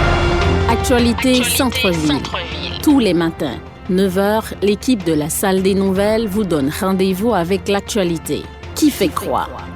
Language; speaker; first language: French; native; French